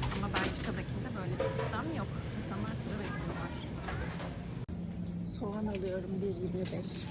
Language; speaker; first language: Turkish; native; Turkish